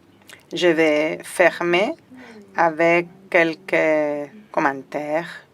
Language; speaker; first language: French; non-native, fluent; Spanish